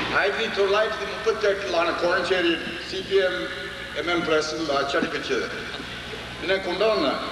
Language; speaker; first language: Malayalam; non-native, local second language; English